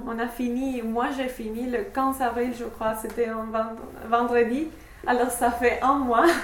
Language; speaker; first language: French; non-native, fluent; English